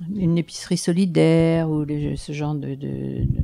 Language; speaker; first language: French; native; French